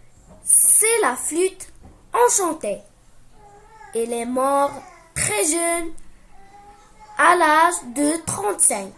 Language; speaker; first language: French; non-native, local second language; Arabic